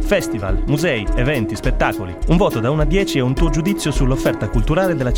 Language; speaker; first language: Italian; native; Italian